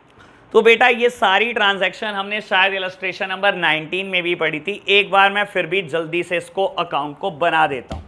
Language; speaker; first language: Hindi; native; Hindi